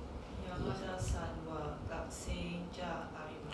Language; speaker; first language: Japanese; non-native, learner; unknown